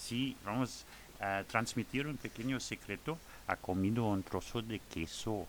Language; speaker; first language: Spanish; non-native, fluent; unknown